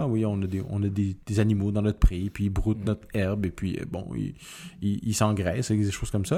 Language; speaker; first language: French; native; French